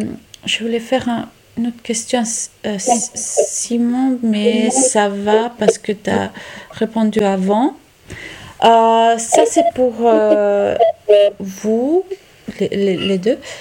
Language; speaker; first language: French; non-native, learner; Italian